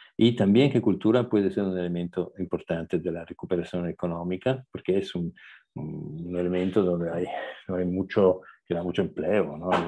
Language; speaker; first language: Spanish; non-native, fluent; Italian